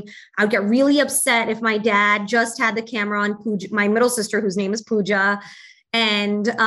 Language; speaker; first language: English; native; English